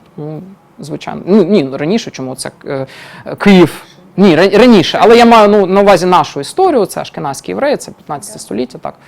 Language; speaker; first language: Ukrainian; non-native, local second language; Russian